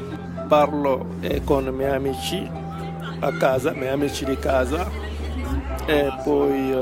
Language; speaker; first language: Italian; non-native, fluent; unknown